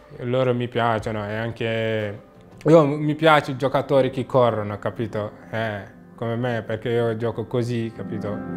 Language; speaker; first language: Italian; non-native, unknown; Wolof